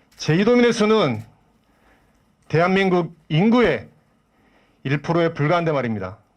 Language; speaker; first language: Korean; native; Korean